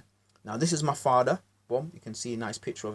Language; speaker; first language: English; native; English